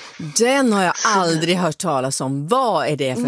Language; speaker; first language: Swedish; native; Swedish